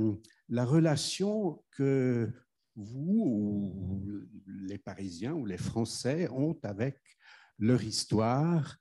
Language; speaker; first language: French; non-native, fluent; German